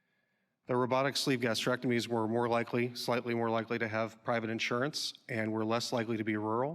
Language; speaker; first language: English; native; English